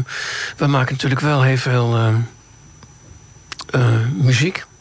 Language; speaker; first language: Dutch; native; Dutch